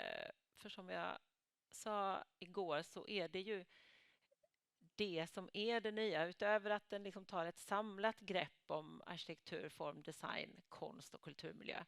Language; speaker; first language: Swedish; native; Swedish